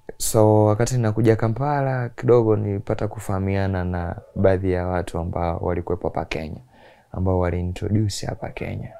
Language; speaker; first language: Swahili; native; Swahili